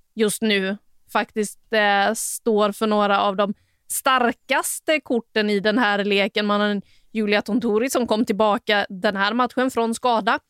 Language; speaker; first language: Swedish; native; Swedish